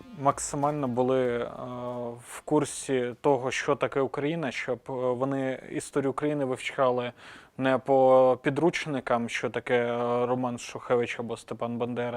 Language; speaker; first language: Ukrainian; native; Ukrainian